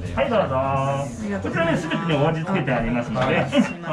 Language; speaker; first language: Japanese; native; Japanese